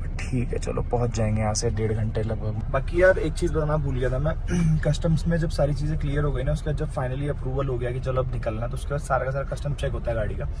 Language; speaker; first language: Hindi; native; Hindi